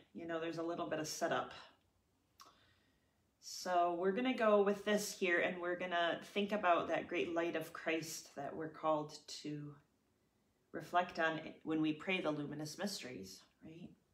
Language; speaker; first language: English; native; English